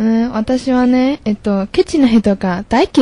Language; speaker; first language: Japanese; non-native, learner; Chinese